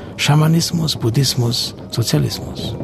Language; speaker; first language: German; native; German